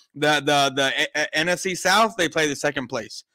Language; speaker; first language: English; native; English